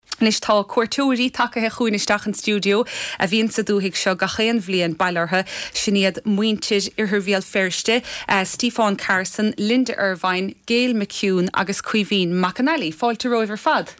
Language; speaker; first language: Irish; native; Irish